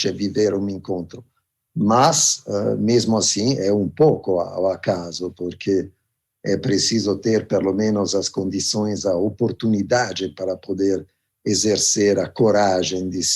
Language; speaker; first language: Portuguese; non-native, fluent; Italian